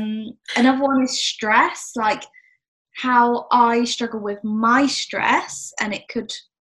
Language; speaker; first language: English; native; English